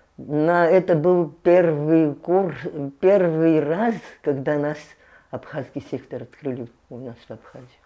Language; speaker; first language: Russian; non-native, local second language; Abkhazian